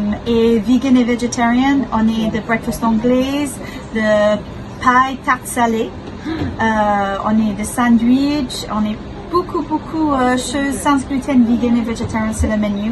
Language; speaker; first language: French; non-native, learner; English